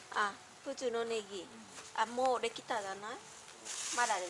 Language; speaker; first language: Japanese; non-native, learner; Vietnamese